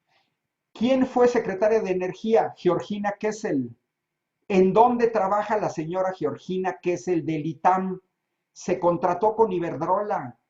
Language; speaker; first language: Spanish; native; Spanish